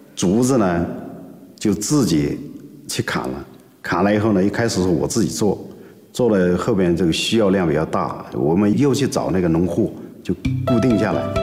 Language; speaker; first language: Chinese; non-native, local second language; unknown